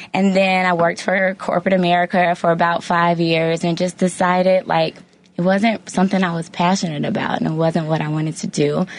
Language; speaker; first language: English; native; English